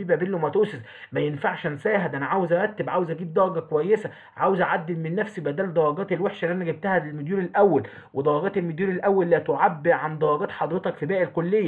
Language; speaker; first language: Arabic; native; Arabic